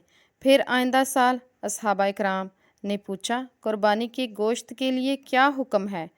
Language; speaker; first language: Urdu; native; Urdu